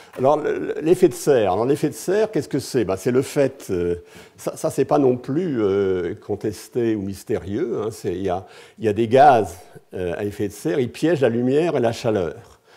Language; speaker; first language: French; native; French